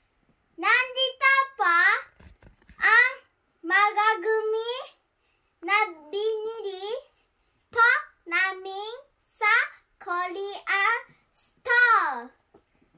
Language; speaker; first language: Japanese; non-native, learner; Filipino